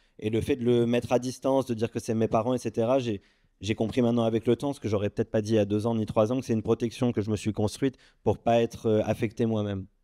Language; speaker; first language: French; early bilingual, other home language; Arabic